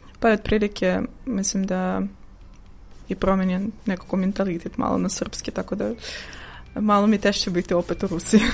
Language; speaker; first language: Serbian; non-native, fluent; Russian